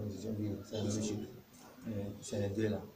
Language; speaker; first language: French; non-native, local second language; Ewe